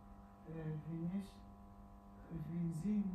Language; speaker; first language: German; non-native, learner; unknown